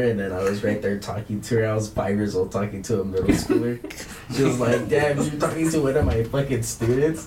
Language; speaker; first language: English; early bilingual, other home language; Spanish